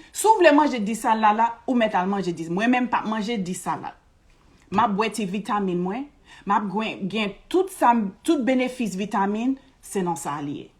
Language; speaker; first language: Haitian Creole; early bilingual, heritage; Haitian Creole